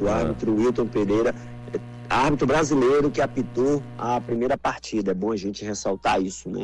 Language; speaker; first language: Portuguese; native; Portuguese